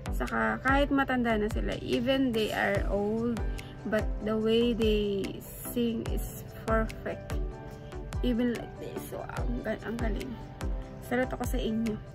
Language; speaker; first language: English; non-native, local second language; Filipino